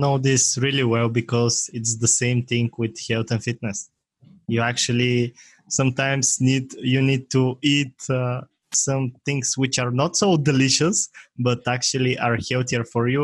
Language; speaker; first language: English; non-native, fluent; Bulgarian